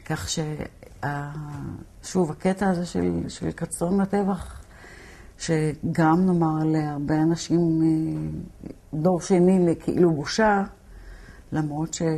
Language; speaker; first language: Hebrew; early bilingual, other home language; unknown